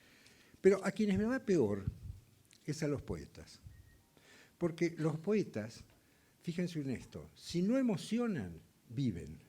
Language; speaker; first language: Spanish; native; Spanish